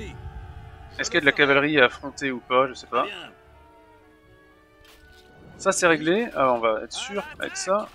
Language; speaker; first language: French; native; French